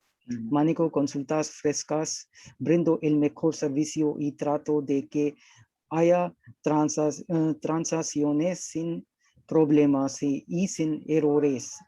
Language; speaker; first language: Spanish; non-native, learner; Hindi